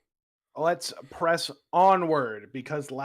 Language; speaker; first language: English; native; English